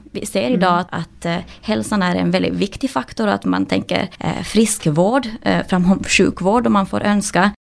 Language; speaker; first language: Swedish; native; Swedish